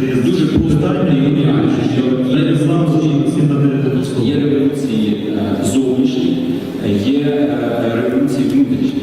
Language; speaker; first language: Ukrainian; native; Ukrainian